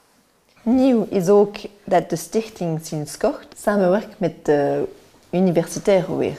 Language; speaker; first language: Dutch; non-native, local second language; French